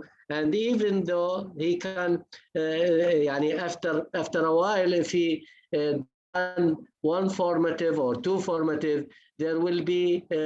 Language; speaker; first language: English; non-native, fluent; Arabic